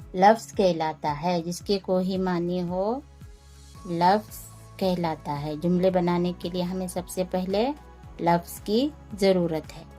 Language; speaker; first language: Urdu; native; Urdu